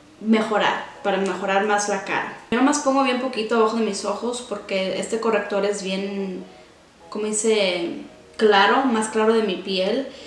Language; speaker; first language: Spanish; early bilingual, heritage; Spanish